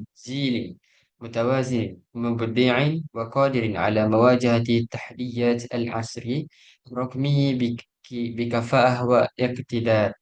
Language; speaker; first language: Arabic; non-native, learner; Malay